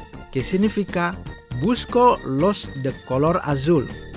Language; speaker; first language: Spanish; non-native, fluent; Indonesian